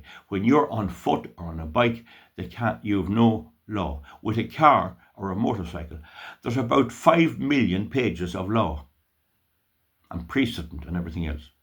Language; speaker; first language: English; native; English